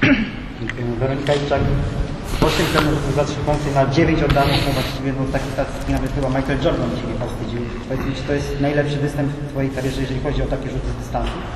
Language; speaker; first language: Polish; native; Polish